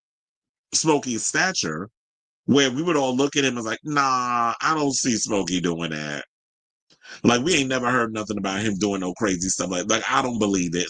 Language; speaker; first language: English; native; English